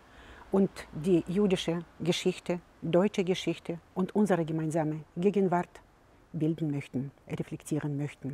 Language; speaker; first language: German; non-native, fluent; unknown